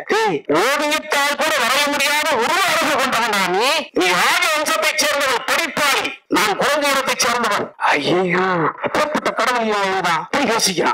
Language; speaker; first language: Tamil; native; Tamil